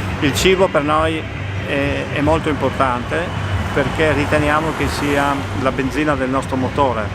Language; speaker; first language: Italian; native; Italian